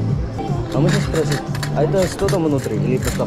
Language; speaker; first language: Russian; non-native, learner; Indonesian